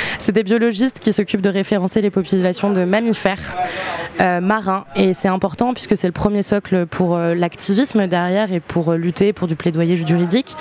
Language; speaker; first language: French; native; French